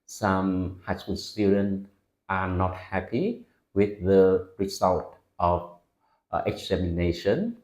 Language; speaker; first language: English; non-native, fluent; Vietnamese